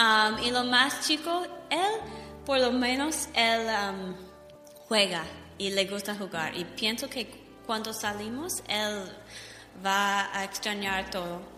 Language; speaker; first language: Spanish; non-native, learner; English